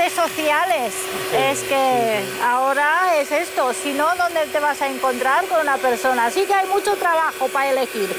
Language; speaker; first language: Spanish; non-native, fluent; Romanian